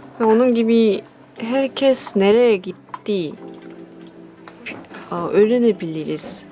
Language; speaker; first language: Turkish; non-native, learner; Korean